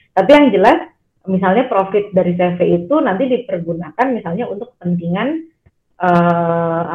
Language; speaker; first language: Indonesian; native; Indonesian